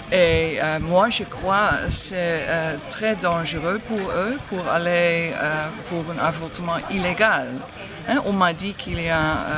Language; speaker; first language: French; non-native, learner; Dutch